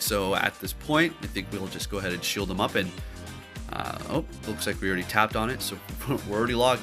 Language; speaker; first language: English; native; English